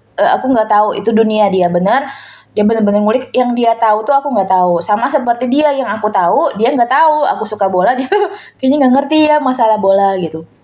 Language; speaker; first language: Indonesian; native; Indonesian